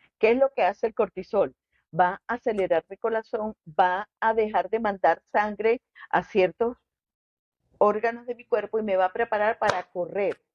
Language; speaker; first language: Spanish; native; Spanish